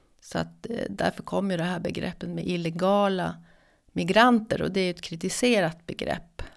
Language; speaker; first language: Swedish; native; Swedish